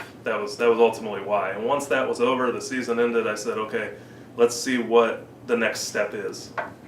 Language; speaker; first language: English; native; English